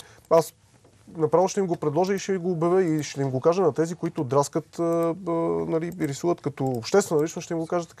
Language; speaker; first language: Bulgarian; native; Bulgarian